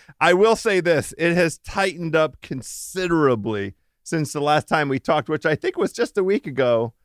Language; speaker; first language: English; native; English